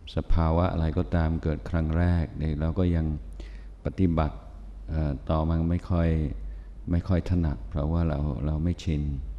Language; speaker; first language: Thai; non-native, fluent; English